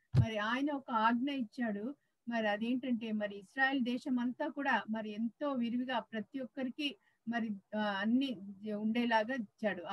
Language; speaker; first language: Telugu; native; Telugu